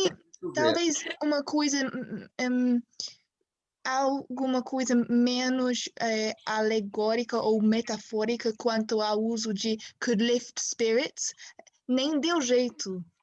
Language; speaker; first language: Portuguese; non-native, fluent; English